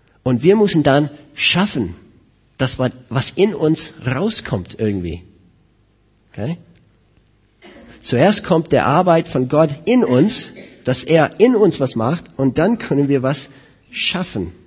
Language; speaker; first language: German; non-native, fluent; English